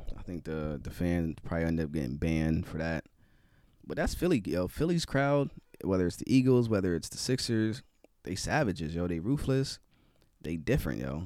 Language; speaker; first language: English; native; English